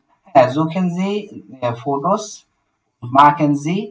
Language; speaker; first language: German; non-native, learner; Bangla